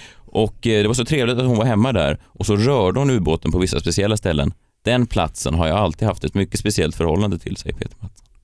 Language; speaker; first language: Swedish; native; Swedish